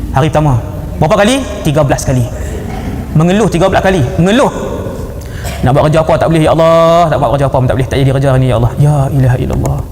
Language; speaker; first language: Malay; native; Malay